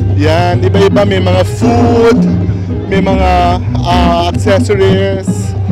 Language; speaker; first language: Filipino; native; Filipino